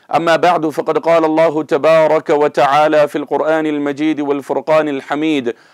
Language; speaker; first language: Arabic; non-native, fluent; English